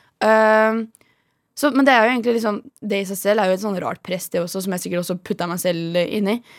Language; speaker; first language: Norwegian; native; Norwegian